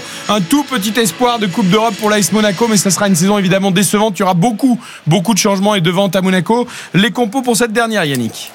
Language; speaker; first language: French; native; French